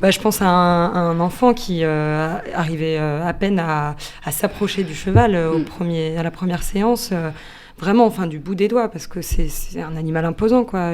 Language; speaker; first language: French; native; French